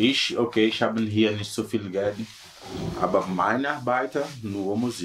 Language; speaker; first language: German; non-native, learner; Portuguese